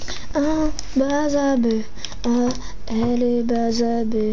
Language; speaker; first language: French; native; French